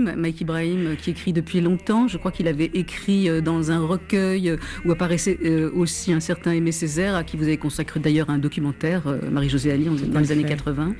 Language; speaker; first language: French; native; French